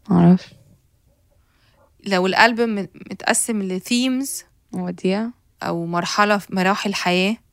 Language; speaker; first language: Arabic; native; Arabic